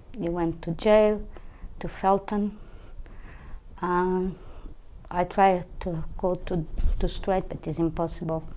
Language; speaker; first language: English; non-native, learner; Portuguese